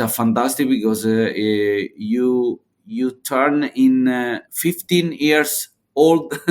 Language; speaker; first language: English; non-native, learner; Italian